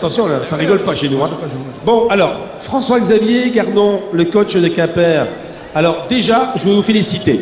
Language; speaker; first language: French; native; French